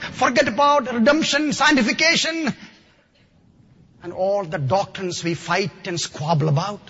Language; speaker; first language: English; non-native, local second language; Malayalam